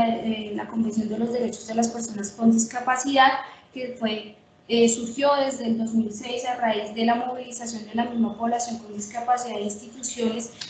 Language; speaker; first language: Spanish; native; Spanish